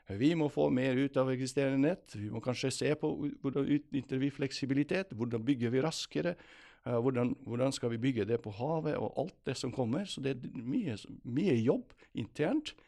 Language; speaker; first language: Norwegian; non-native, fluent; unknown